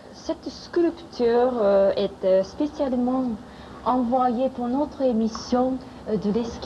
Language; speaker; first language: French; non-native, fluent; Japanese